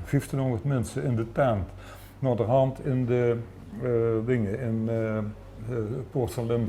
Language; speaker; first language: Dutch; native; Dutch